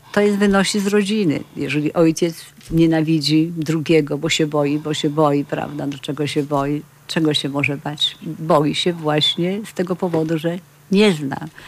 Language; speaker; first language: Polish; native; Polish